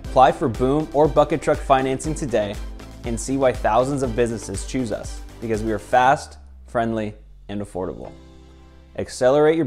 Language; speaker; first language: English; native; English